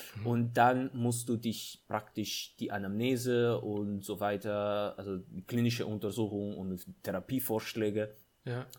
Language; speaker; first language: German; non-native, fluent; Italian